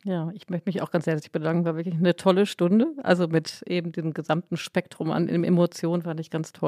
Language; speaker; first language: German; native; German